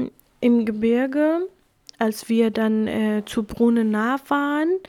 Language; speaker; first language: German; non-native, fluent; Kurdish